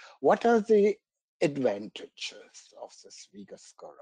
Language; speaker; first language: English; non-native, fluent; German